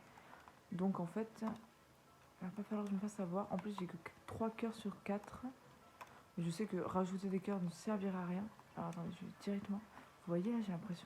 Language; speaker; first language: French; native; French